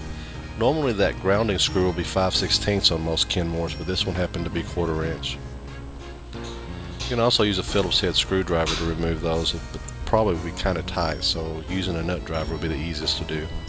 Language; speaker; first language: English; native; English